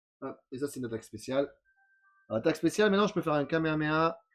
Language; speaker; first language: French; native; French